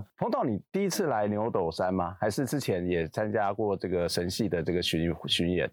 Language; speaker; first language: Chinese; native; Chinese